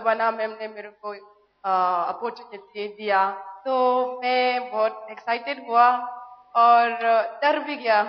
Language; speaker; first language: Hindi; non-native, local second language; Manipuri